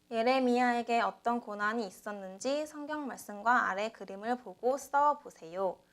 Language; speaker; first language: Korean; native; Korean